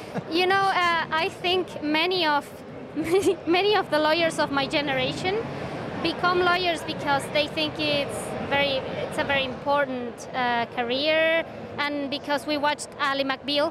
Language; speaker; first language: English; non-native, fluent; Spanish